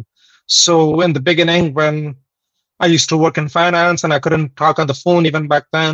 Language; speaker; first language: English; non-native, local second language; Hindi